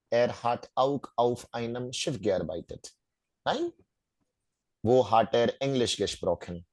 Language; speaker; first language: German; non-native, fluent; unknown